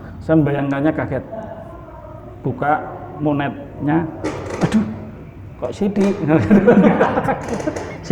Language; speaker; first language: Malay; non-native, local second language; Javanese